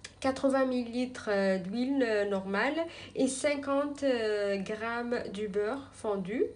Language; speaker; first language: French; non-native, local second language; Arabic